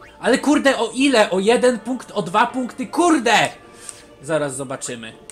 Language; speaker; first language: Polish; native; Polish